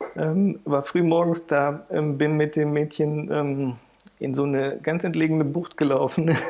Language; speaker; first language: German; native; German